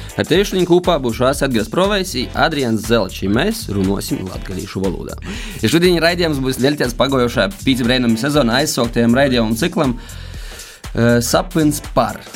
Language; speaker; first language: Latvian; native; Latvian